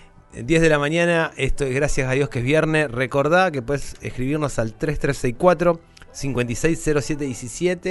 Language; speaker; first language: Spanish; native; Spanish